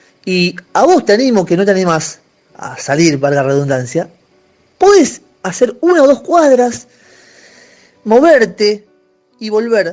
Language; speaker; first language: Spanish; native; Spanish